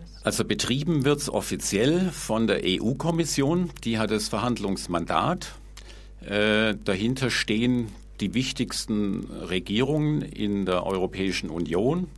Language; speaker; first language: German; native; German